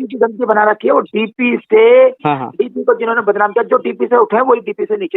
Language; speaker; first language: Hindi; native; Hindi